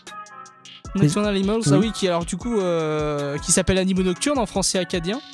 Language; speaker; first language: French; native; French